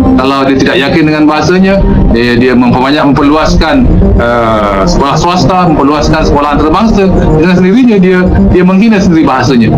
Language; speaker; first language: Malay; native; Malay